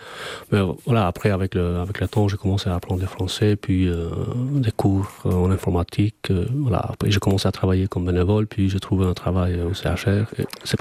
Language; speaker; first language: French; non-native, fluent; Albanian